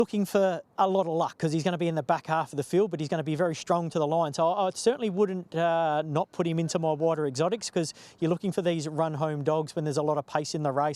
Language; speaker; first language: English; native; English